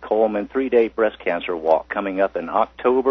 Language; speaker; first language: English; native; English